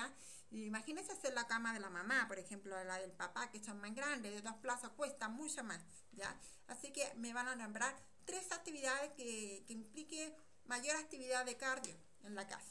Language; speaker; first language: Spanish; native; Spanish